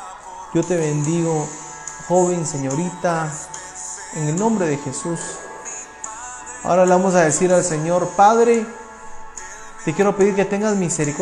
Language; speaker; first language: Spanish; native; Spanish